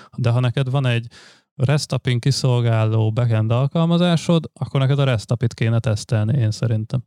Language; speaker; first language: Hungarian; native; Hungarian